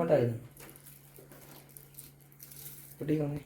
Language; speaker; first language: Malayalam; native; Malayalam